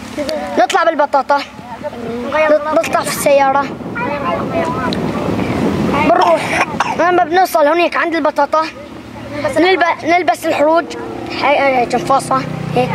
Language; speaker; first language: Arabic; native; Arabic